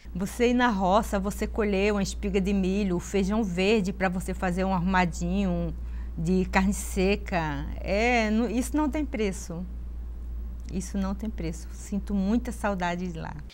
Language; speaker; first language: Portuguese; native; Portuguese